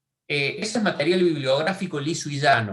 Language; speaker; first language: Spanish; native; Spanish